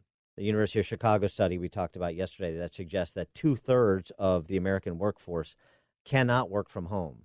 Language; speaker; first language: English; native; English